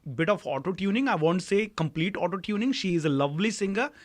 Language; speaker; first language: English; non-native, local second language; Hindi